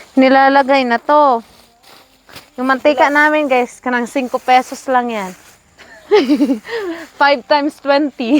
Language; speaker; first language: Filipino; non-native, local second language; Hiligaynon